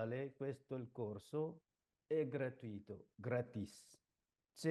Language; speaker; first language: Italian; non-native, learner; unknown